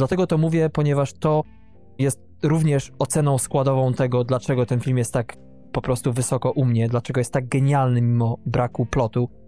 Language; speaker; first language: Polish; native; Polish